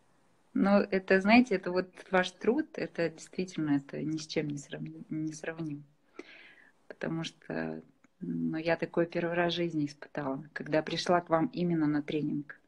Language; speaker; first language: Russian; native; Russian